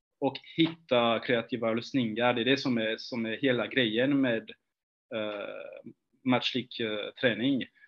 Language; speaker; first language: Swedish; non-native, fluent; French